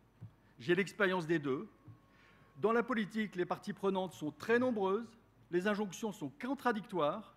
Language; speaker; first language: French; native; French